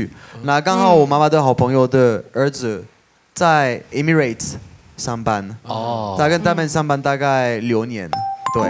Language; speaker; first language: Chinese; non-native, fluent; French